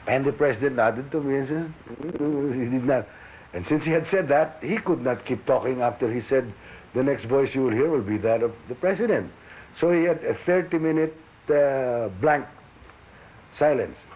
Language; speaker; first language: English; non-native, local second language; Filipino